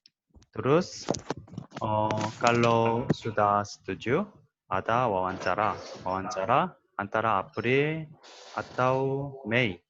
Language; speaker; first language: Indonesian; non-native, learner; Korean